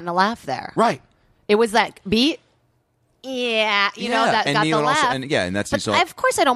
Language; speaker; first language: English; non-native, fluent; Portuguese